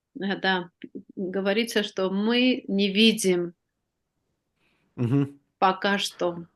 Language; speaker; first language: Russian; non-native, fluent; Armenian